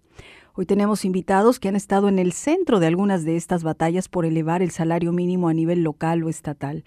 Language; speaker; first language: Spanish; native; Spanish